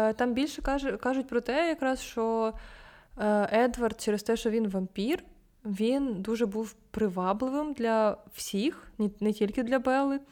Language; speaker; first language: Ukrainian; non-native, local second language; Russian